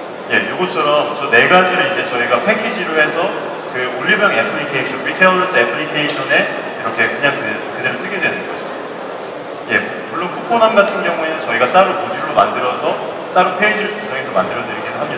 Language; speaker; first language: Korean; native; Korean